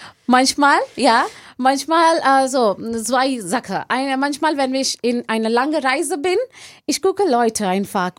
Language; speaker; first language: German; non-native, fluent; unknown